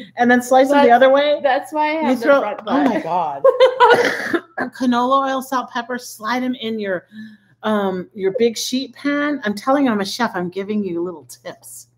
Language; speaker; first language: English; native; English